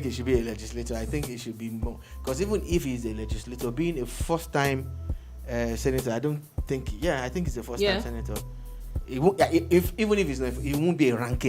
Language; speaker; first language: English; non-native, local second language; Yoruba